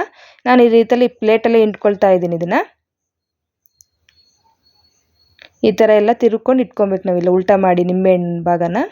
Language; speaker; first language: Kannada; native; Kannada